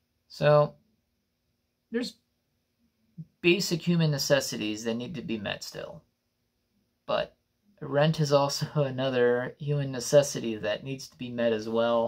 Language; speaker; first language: English; native; English